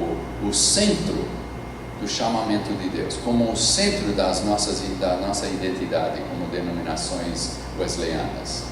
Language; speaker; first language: Portuguese; non-native, fluent; English